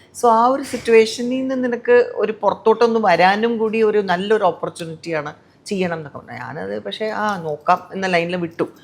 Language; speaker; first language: Malayalam; non-native, local second language; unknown